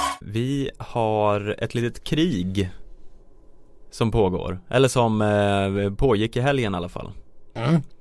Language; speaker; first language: Swedish; native; Swedish